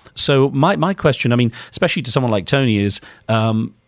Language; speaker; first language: English; native; English